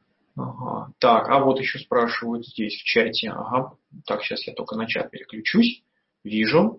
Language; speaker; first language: Russian; native; Russian